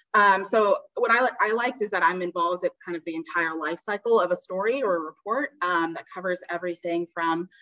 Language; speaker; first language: English; native; English